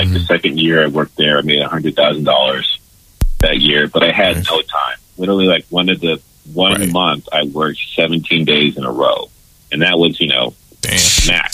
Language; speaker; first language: English; native; English